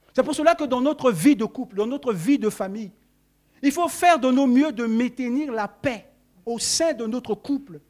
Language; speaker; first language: French; non-native, local second language; Sango